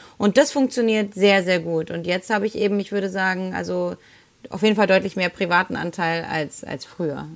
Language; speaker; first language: German; early bilingual, other home language; Spanish